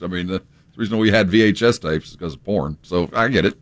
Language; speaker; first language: English; native; English